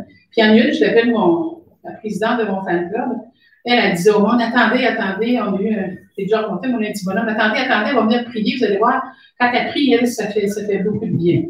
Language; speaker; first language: French; native; French